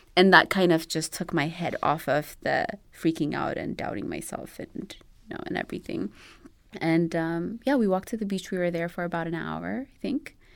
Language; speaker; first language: English; non-native, local second language; Amharic